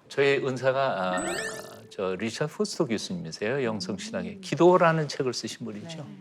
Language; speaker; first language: Korean; native; Korean